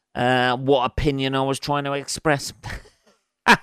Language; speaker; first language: English; native; English